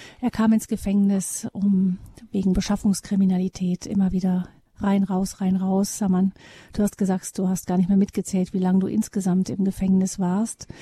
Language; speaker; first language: German; native; German